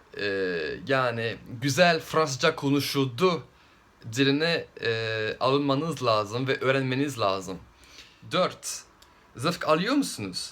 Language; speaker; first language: Turkish; non-native, fluent; French